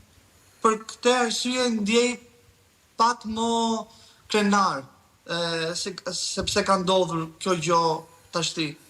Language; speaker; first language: Albanian; early bilingual, heritage; Albanian